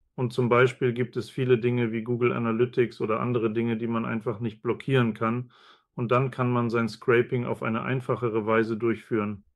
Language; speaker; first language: German; non-native, fluent; Spanish